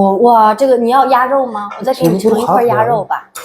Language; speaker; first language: Chinese; native; Chinese